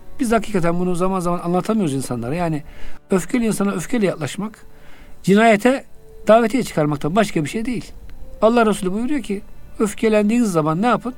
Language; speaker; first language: Turkish; native; Turkish